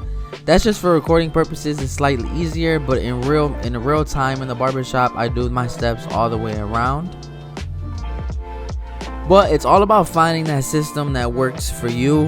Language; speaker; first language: English; native; English